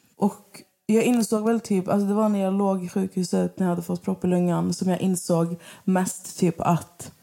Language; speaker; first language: Swedish; native; Swedish